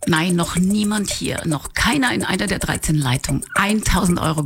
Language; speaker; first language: German; native; German